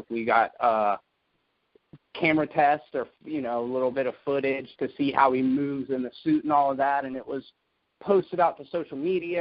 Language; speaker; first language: English; native; English